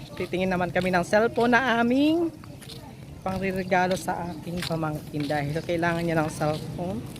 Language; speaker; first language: Filipino; native; Filipino